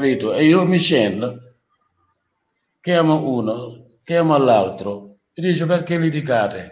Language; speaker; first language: Italian; non-native, learner; Wolof